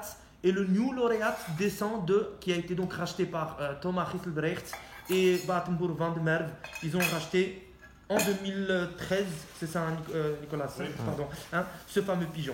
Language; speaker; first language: French; native; French